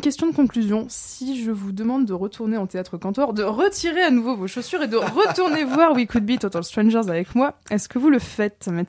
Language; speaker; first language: French; native; French